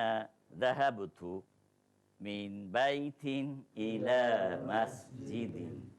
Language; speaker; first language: Arabic; non-native, fluent; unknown